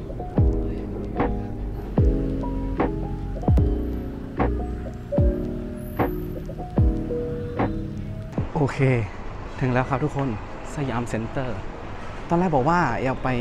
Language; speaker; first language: Thai; non-native, fluent; Indonesian